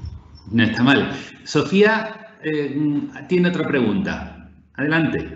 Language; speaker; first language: Spanish; native; Spanish